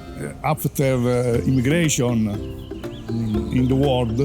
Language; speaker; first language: English; non-native, learner; Italian